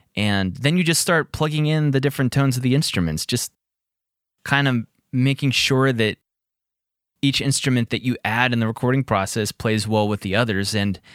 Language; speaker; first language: English; native; English